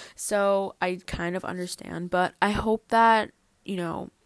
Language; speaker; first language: English; early bilingual, other home language; Spanish